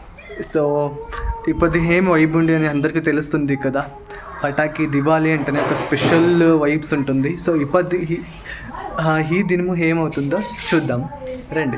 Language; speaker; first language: Telugu; non-native, local second language; Kannada